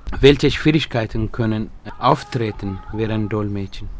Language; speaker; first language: German; non-native, fluent; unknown